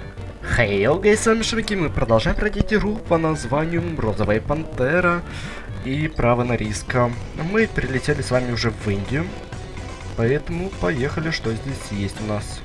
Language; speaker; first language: Russian; native; Russian